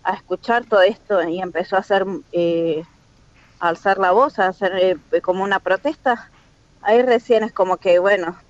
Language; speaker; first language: Spanish; native; Spanish